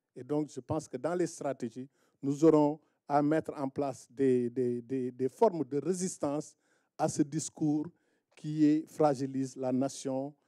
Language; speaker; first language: French; non-native, local second language; Wolof